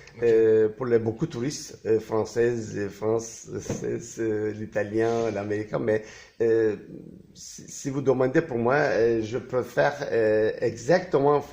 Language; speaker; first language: French; non-native, learner; Turkish